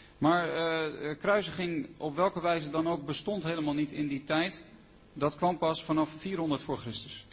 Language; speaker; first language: Dutch; native; Dutch